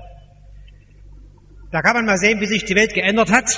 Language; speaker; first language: German; native; German